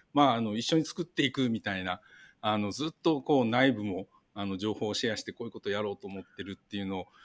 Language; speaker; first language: Japanese; native; Japanese